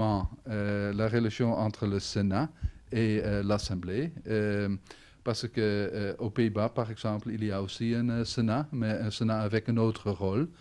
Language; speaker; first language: French; non-native, fluent; Dutch